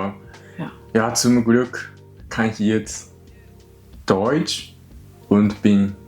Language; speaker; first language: German; non-native, learner; Japanese